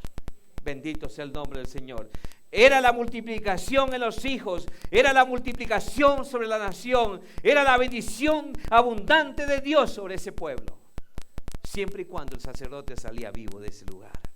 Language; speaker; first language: Spanish; native; Spanish